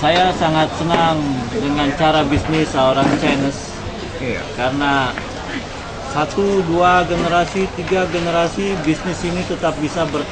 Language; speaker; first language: Indonesian; non-native, local second language; Banjar